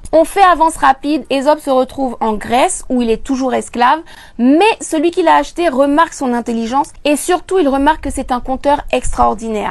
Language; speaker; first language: French; native; French